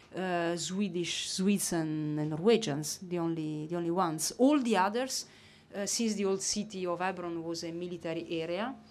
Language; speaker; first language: English; non-native, fluent; Italian